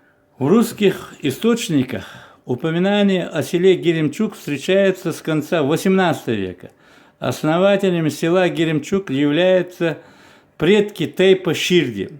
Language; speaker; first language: Russian; non-native, local second language; Chechen